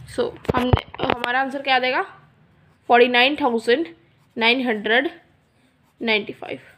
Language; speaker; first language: Hindi; non-native, local second language; Punjabi